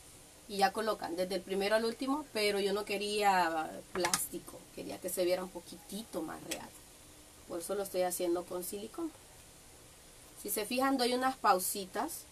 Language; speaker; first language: Spanish; native; Spanish